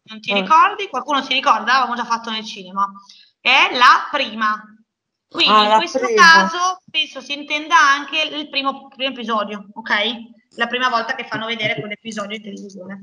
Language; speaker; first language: Italian; native; Italian